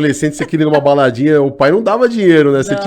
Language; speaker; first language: Portuguese; native; Portuguese